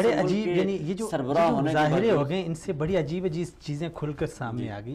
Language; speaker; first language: Urdu; native; Urdu